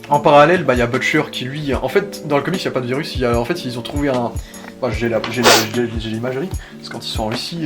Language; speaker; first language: French; native; French